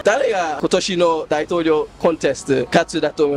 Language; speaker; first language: Japanese; non-native, learner; English